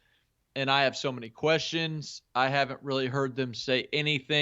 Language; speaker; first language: English; native; English